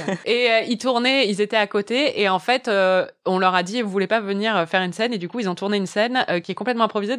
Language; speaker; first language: French; native; French